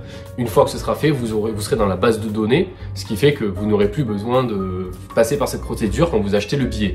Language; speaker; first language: French; native; French